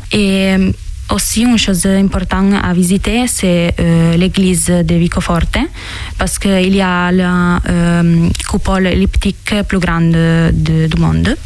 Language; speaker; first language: French; non-native, learner; Italian